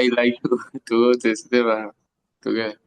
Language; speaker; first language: English; non-native, learner; Spanish